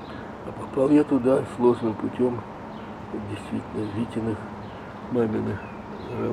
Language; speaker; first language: Russian; native; Russian